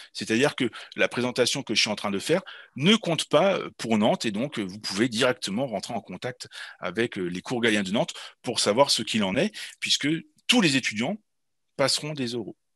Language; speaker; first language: French; native; French